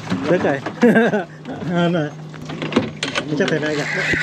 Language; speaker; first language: Vietnamese; early bilingual, other home language; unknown